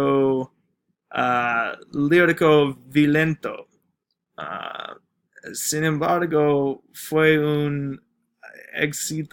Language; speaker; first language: Spanish; non-native, learner; English